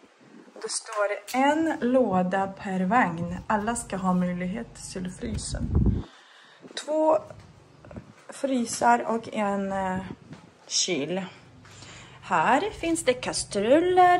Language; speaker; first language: Swedish; non-native, fluent; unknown